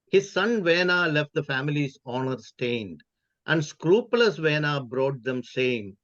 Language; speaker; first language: English; non-native, local second language; Malayalam